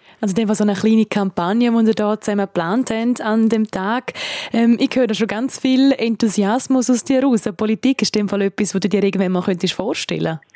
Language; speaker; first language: German; native; German